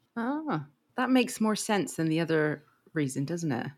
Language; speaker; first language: English; native; English